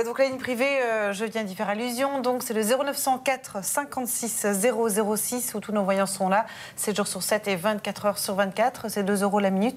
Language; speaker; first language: French; native; French